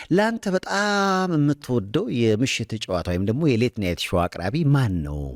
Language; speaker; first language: Amharic; native; Amharic